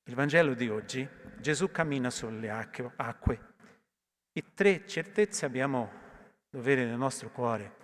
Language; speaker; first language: Italian; non-native, learner; Portuguese